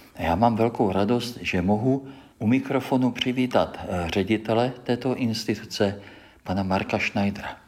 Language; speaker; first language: Czech; native; Czech